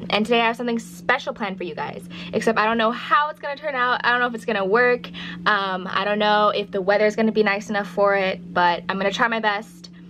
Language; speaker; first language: English; native; English